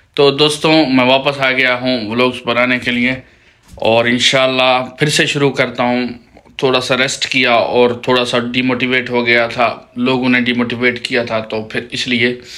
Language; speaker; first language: Hindi; non-native, local second language; Bangla